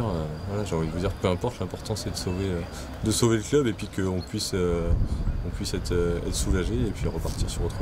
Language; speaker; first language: French; native; French